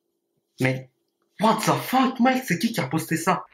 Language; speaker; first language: French; native; French